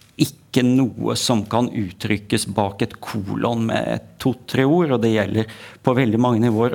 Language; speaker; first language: Norwegian; native; Norwegian